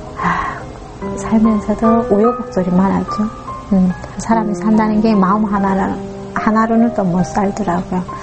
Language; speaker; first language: Korean; native; Korean